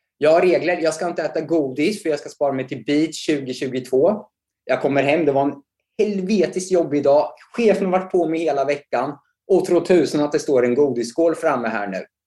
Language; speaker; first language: Swedish; native; Swedish